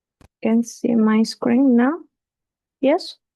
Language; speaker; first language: English; non-native, learner; Spanish